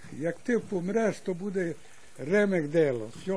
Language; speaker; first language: Ukrainian; early bilingual, heritage; Ukrainian